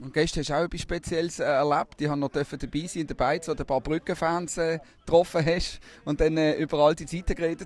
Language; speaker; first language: German; native; German